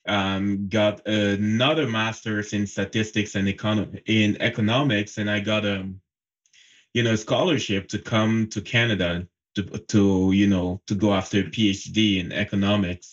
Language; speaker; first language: English; non-native, local second language; French